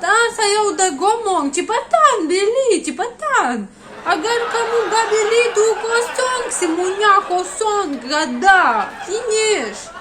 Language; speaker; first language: Indonesian; non-native, learner; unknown